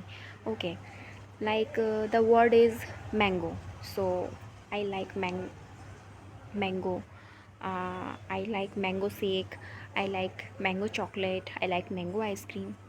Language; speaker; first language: English; non-native, local second language; Hindi